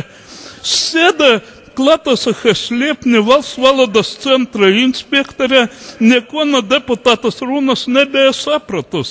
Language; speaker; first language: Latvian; non-native, local second language; Russian